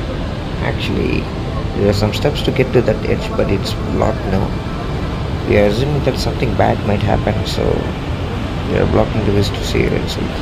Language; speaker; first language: English; non-native, local second language; Telugu